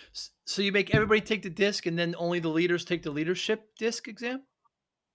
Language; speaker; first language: English; native; English